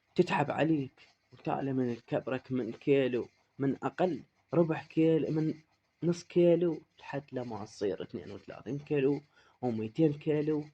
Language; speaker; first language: Arabic; native; Arabic